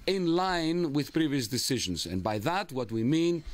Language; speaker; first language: English; non-native, fluent; Greek